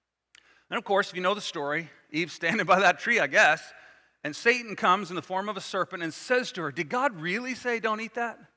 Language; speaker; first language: English; native; English